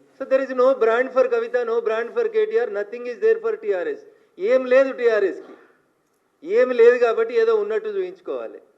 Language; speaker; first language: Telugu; native; Telugu